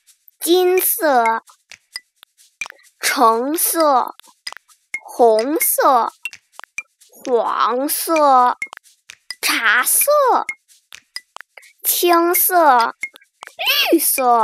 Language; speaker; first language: Chinese; early bilingual, heritage; Chinese